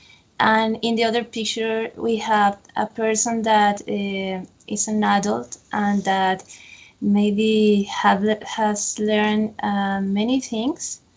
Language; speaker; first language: English; non-native, fluent; Spanish